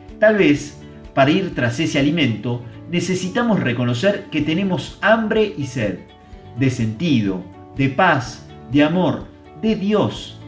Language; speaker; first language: Spanish; native; Spanish